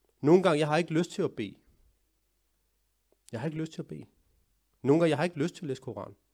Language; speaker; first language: Danish; early bilingual, other home language; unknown